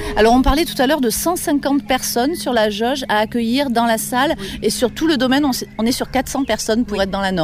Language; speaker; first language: French; native; French